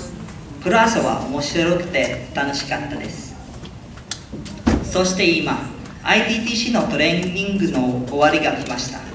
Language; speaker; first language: Japanese; non-native, learner; Filipino